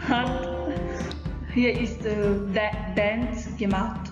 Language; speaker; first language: German; non-native, learner; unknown